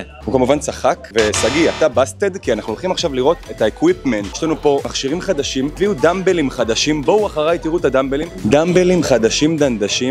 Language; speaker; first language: Hebrew; native; Hebrew